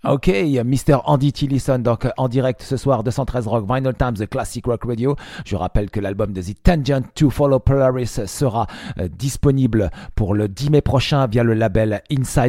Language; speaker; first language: French; native; French